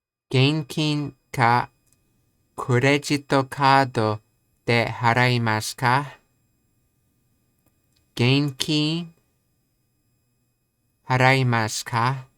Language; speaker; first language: Japanese; non-native, learner; English